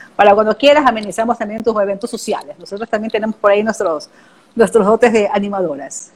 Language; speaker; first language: Spanish; native; Spanish